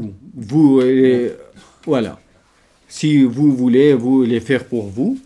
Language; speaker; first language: French; non-native, learner; Kurdish